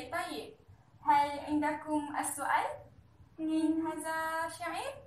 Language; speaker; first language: Arabic; non-native, learner; Malay